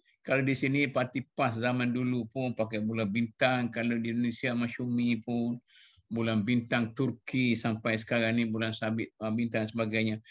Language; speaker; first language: Malay; native; Malay